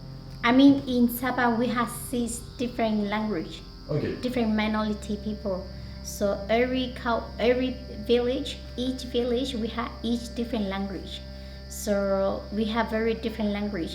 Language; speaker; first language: English; non-native, learner; Hmong